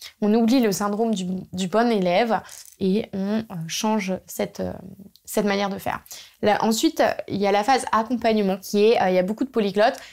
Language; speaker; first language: French; native; French